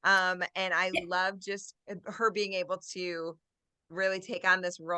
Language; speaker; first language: English; native; English